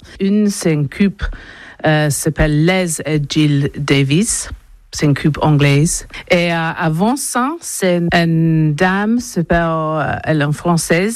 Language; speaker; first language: French; non-native, learner; English